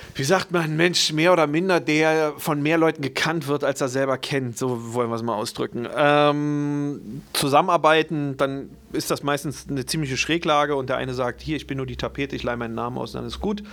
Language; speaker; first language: German; native; German